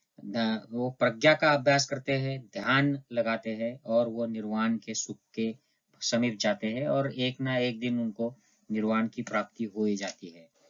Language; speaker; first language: Hindi; non-native, local second language; Marathi